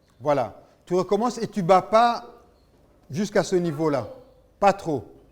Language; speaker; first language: French; native; French